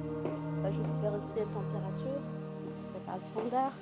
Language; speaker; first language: French; non-native, learner; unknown